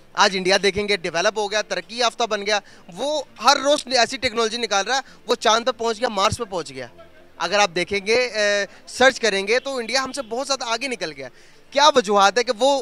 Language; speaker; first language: Hindi; native; Hindi